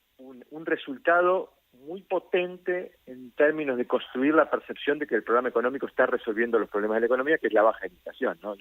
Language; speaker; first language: Spanish; native; Spanish